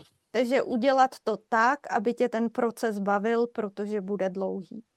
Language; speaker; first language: Czech; native; Czech